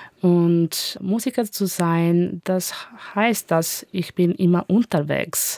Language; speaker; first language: German; non-native, learner; Italian